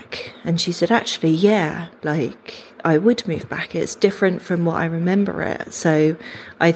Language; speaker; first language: English; native; English